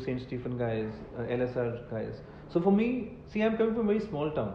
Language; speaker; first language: English; non-native, local second language; Punjabi